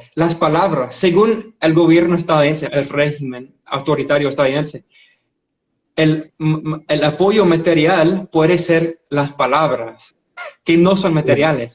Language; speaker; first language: Spanish; non-native, fluent; English